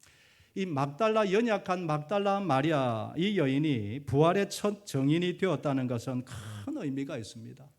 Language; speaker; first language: Korean; native; Korean